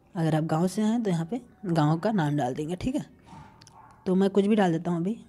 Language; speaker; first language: Hindi; native; Hindi